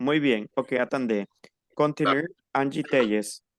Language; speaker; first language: French; non-native, fluent; Spanish